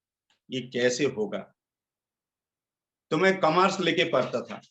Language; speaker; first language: Hindi; non-native, local second language; Bangla